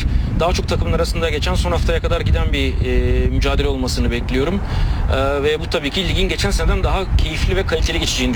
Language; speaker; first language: Turkish; native; Turkish